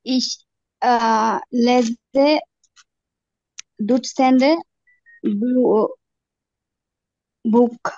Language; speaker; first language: German; non-native, learner; Bangla